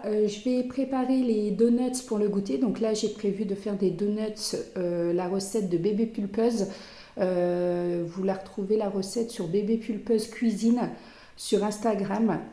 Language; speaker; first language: French; native; French